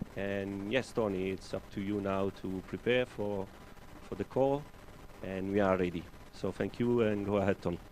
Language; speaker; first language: English; non-native, fluent; Italian